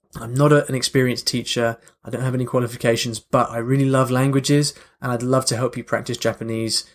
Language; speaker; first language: English; native; English